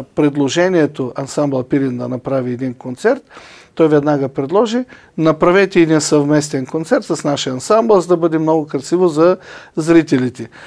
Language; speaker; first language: Bulgarian; native; Bulgarian